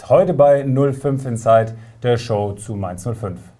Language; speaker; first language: German; native; German